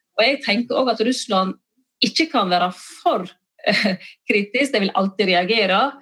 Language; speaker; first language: Norwegian; native; Norwegian